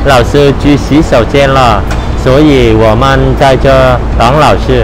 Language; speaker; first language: Chinese; non-native, learner; Vietnamese